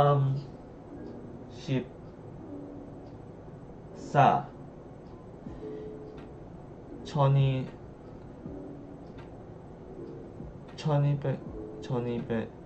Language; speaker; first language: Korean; non-native, learner; English